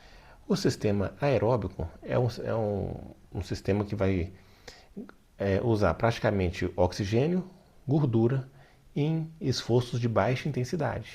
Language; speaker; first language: Portuguese; native; Portuguese